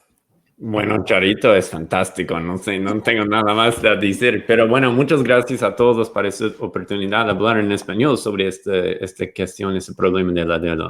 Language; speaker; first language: Spanish; non-native, fluent; English